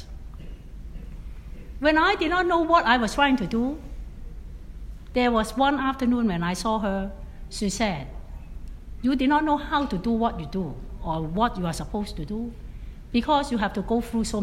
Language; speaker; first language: English; non-native, local second language; Cantonese